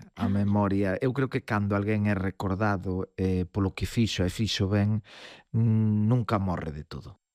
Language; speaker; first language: Galician; native; Galician